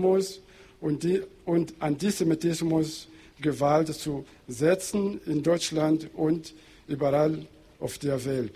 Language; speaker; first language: German; non-native, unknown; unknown